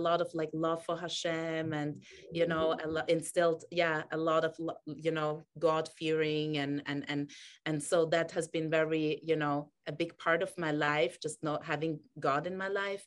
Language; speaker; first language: English; non-native, fluent; German